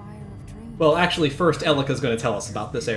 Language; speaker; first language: English; native; English